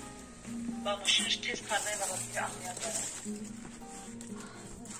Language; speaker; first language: Russian; non-native, learner; Tajik